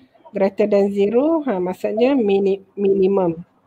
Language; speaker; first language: English; non-native, local second language; Malay